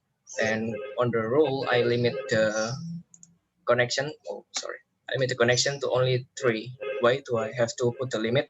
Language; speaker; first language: English; non-native, fluent; Indonesian